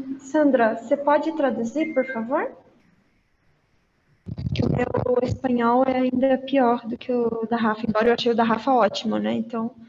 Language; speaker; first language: Portuguese; native; Portuguese